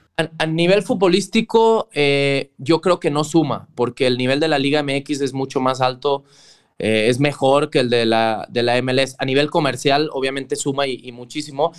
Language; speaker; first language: Spanish; non-native, local second language; Catalan